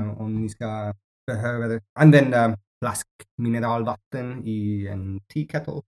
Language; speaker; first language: Swedish; non-native, learner; English